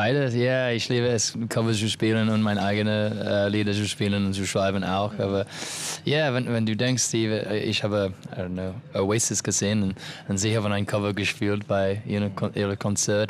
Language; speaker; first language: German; non-native, learner; English